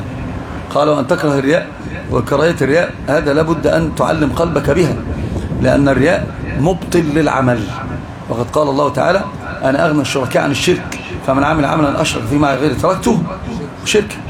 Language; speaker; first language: Arabic; native; Arabic